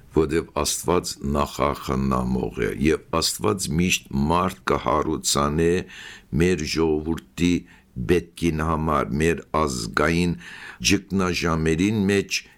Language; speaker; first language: Armenian; early bilingual, heritage; Armenian